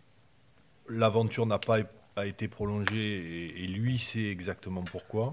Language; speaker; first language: French; native; French